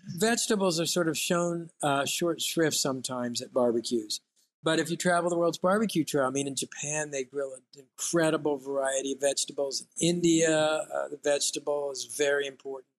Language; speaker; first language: English; native; English